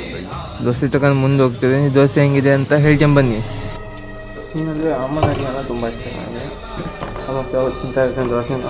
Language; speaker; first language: Kannada; native; Kannada